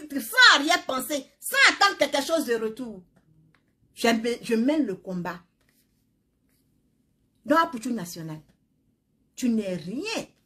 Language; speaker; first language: French; non-native, local second language; Baoulé